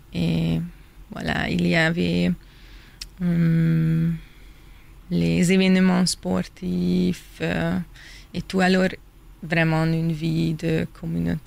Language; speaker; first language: French; non-native, fluent; Hungarian